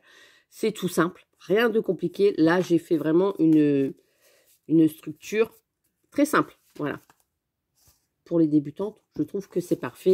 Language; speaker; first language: French; native; French